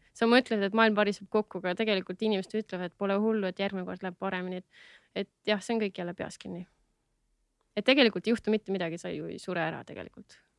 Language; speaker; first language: Estonian; native; Estonian